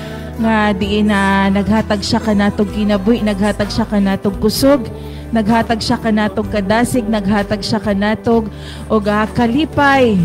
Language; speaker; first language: Cebuano; native; Cebuano